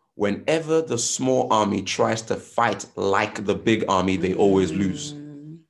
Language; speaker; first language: English; non-native, local second language; Yoruba